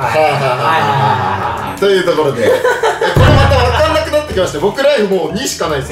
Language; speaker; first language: Japanese; native; Japanese